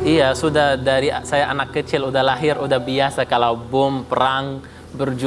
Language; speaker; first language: Indonesian; non-native, fluent; Arabic